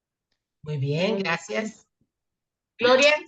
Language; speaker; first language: Spanish; native; Spanish